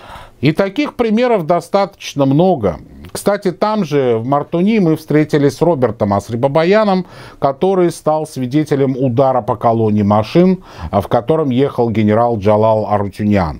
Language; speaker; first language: Russian; native; Russian